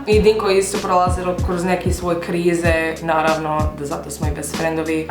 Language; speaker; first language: Bosnian; early bilingual, heritage; Croatian